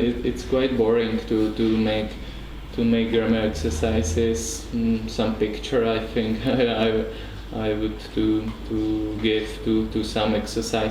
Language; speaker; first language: English; non-native, learner; Czech